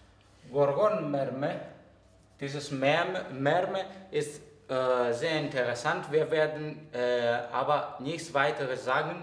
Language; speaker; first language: German; non-native, fluent; Greek